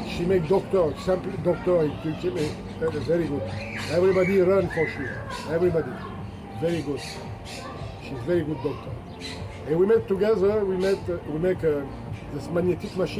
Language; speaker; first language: English; non-native, learner; French